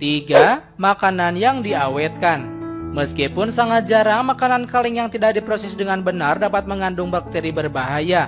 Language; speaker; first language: Indonesian; native; Indonesian